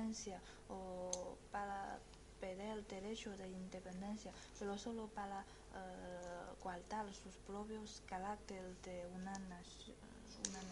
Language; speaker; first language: Spanish; non-native, fluent; Chinese